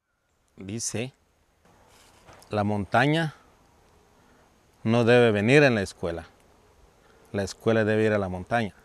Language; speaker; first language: Spanish; non-native, local second language; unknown